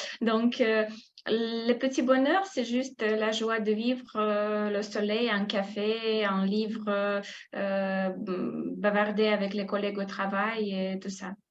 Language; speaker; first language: French; non-native, fluent; Russian